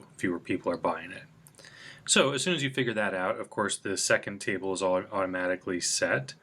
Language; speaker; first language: English; native; English